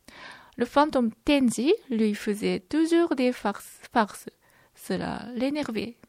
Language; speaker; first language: French; non-native, fluent; Japanese